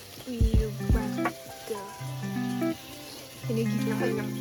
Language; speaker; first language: English; non-native, local second language; Malay